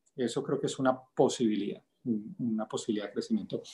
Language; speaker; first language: Spanish; native; Spanish